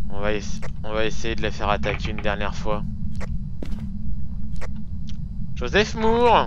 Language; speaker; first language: French; native; French